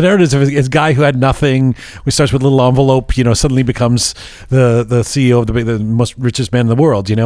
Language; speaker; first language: English; native; English